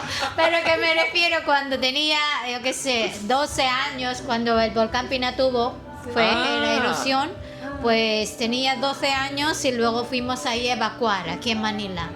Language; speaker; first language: Spanish; non-native, fluent; Filipino